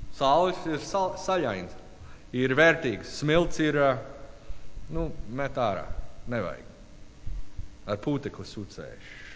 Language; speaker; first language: Latvian; non-native, learner; English